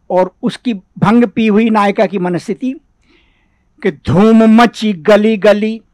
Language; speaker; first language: Hindi; native; Hindi